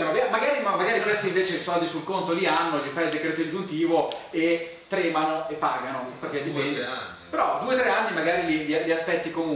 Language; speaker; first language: Italian; native; Italian